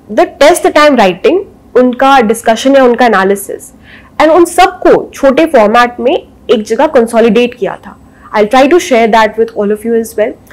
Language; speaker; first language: Hindi; native; Hindi